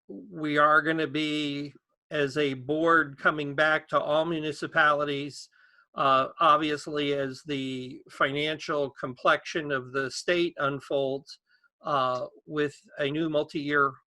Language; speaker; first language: English; native; English